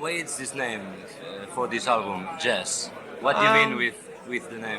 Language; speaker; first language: English; non-native, learner; Spanish